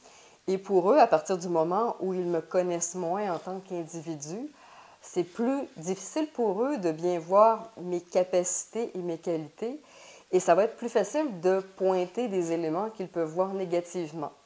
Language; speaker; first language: French; native; French